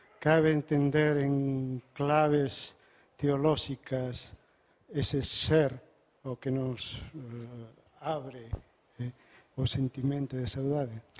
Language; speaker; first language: Galician; native; Galician